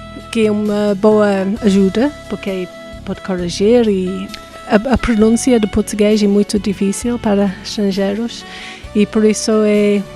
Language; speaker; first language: Portuguese; non-native, fluent; English